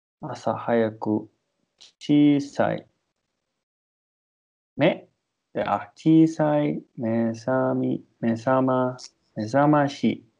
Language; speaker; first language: Japanese; non-native, learner; English